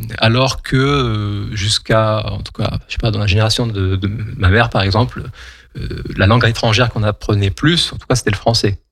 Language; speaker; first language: French; non-native, local second language; Kabyle